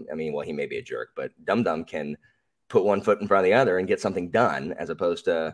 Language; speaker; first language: English; native; English